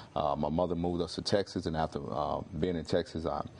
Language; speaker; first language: English; native; English